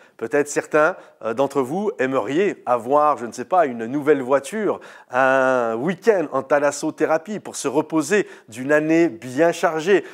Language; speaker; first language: French; native; French